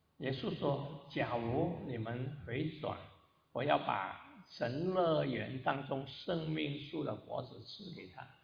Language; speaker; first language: Chinese; non-native, local second language; Cantonese